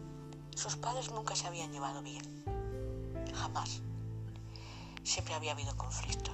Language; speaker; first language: Spanish; native; Spanish